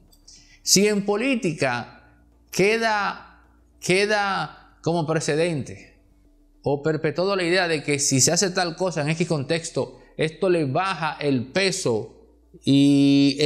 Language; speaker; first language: Spanish; native; Spanish